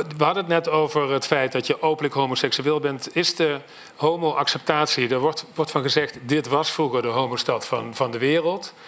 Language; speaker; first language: Dutch; native; Dutch